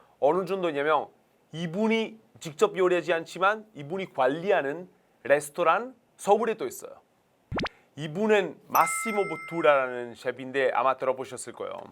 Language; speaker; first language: Korean; non-native, fluent; Italian